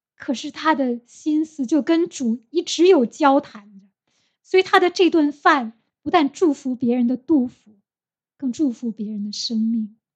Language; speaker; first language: Chinese; native; Chinese